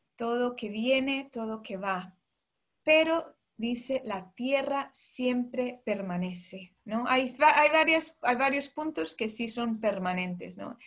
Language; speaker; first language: Spanish; early bilingual, heritage; Spanish